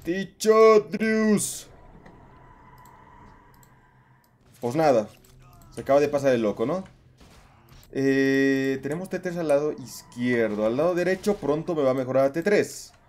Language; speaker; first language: Spanish; native; Spanish